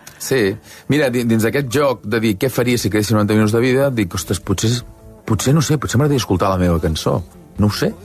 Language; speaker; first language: Catalan; native; Catalan